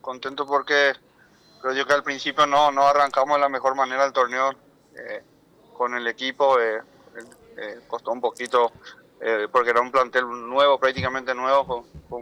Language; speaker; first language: Spanish; native; Spanish